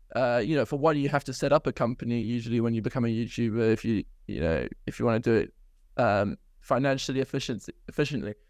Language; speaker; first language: English; native; English